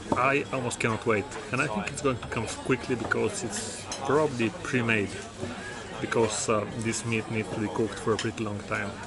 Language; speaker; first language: English; non-native, fluent; Bulgarian